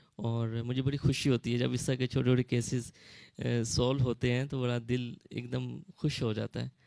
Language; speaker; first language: Urdu; early bilingual, heritage; Urdu